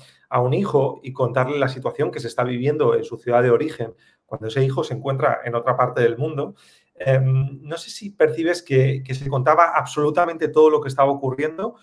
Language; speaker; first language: Spanish; native; Spanish